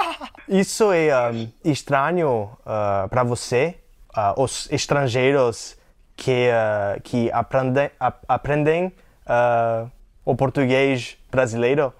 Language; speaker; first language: Portuguese; non-native, learner; English